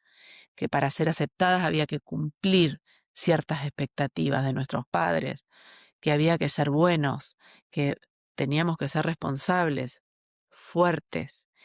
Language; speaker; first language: Spanish; native; Spanish